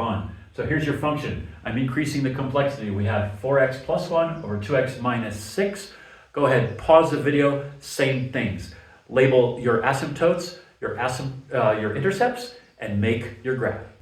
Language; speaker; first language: English; native; English